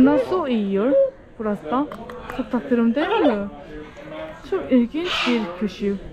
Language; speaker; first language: Turkish; non-native, learner; Korean